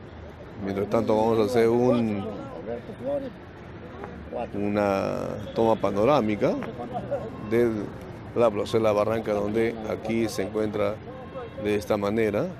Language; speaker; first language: Spanish; native; Spanish